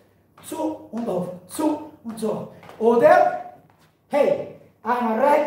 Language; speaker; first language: German; non-native, learner; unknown